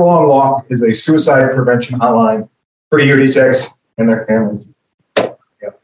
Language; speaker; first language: English; native; English